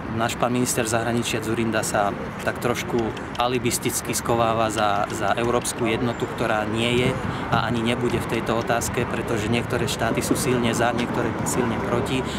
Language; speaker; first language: Slovak; non-native, fluent; Arabic